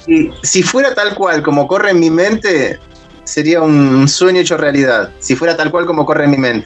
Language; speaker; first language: Spanish; native; Spanish